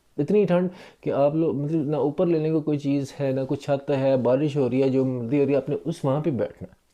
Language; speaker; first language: Urdu; non-native, local second language; Punjabi